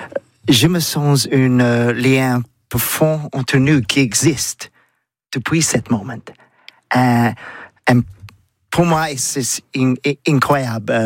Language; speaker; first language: French; non-native, learner; English